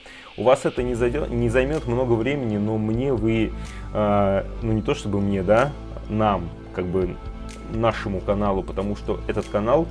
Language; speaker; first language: Russian; native; Russian